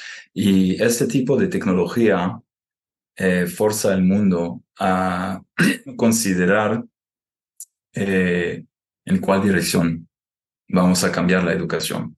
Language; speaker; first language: Spanish; non-native, fluent; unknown